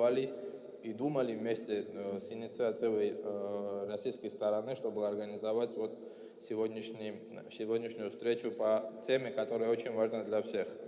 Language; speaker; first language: Russian; non-native, fluent; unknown